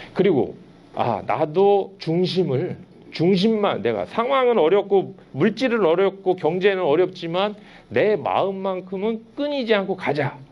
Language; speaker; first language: Korean; native; Korean